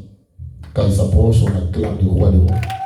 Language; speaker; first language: French; non-native, local second language; Lingala